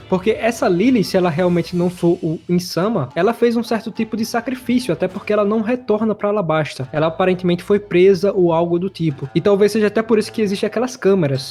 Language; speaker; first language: Portuguese; native; Portuguese